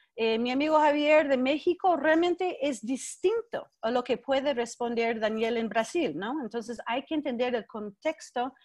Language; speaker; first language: Spanish; non-native, fluent; English